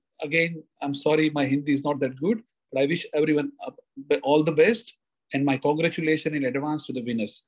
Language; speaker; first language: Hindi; non-native, local second language; Gujarati